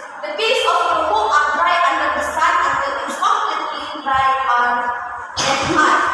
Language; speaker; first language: English; non-native, local second language; Indonesian